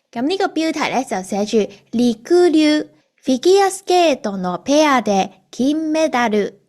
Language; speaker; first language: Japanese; non-native, fluent; Cantonese